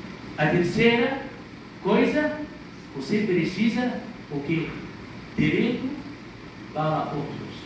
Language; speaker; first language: Portuguese; non-native, learner; Arabic